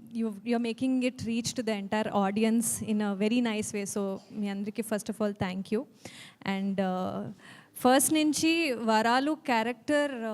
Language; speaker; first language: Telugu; non-native, learner; Kannada